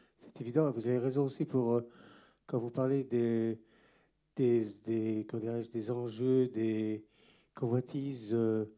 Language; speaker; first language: French; native; French